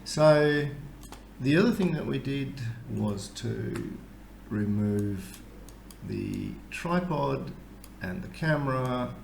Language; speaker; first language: English; native; English